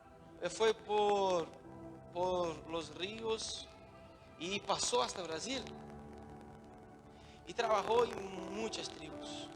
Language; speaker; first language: Spanish; non-native, learner; Portuguese